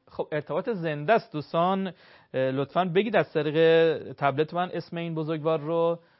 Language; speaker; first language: Persian; native; Persian